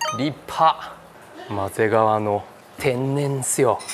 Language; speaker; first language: Japanese; native; Japanese